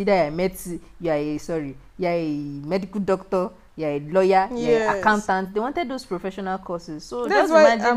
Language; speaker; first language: English; non-native, local second language; Yoruba